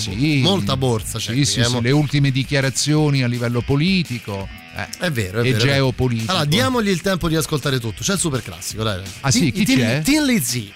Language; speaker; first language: Italian; native; Italian